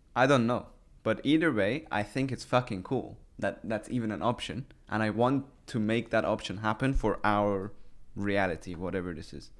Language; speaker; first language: English; early bilingual, other home language; Persian